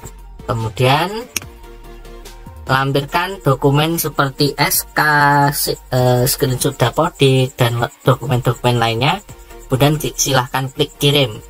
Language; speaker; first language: Indonesian; native; Indonesian